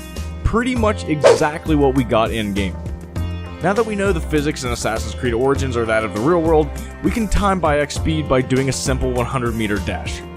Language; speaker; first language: English; native; English